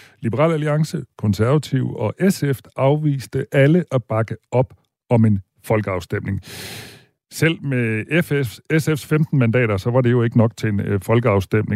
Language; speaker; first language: Danish; native; Danish